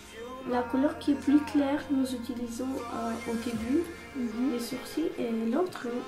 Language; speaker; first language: French; non-native, learner; Romanian